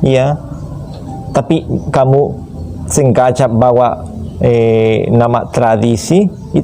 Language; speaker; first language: Indonesian; non-native, fluent; Spanish